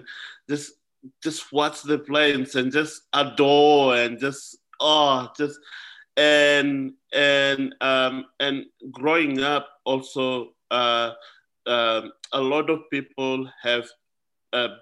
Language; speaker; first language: English; non-native, fluent; Indonesian